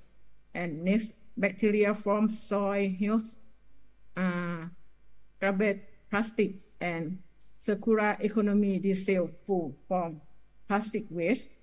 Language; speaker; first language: English; non-native, learner; Thai